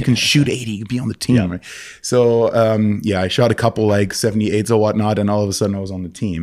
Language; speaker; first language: English; non-native, fluent; German